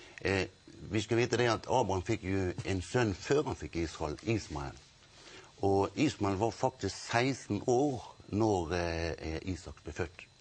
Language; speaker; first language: Norwegian; native; Norwegian